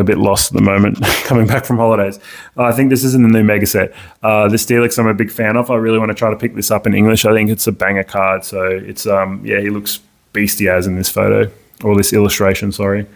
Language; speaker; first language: English; native; English